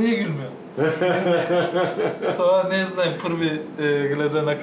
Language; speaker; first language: Macedonian; non-native, learner; Turkish